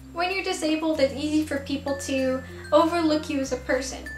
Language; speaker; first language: English; native; English